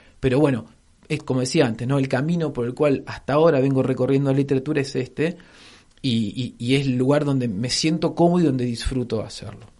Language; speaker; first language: Spanish; native; Spanish